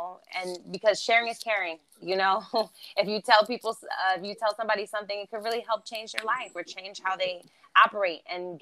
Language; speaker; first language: English; non-native, fluent; German